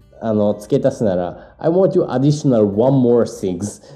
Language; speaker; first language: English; non-native, learner; Japanese